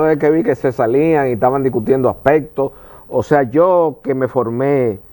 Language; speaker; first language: Spanish; native; Spanish